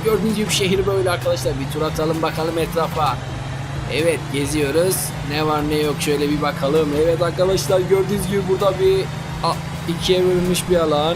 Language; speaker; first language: Turkish; native; Turkish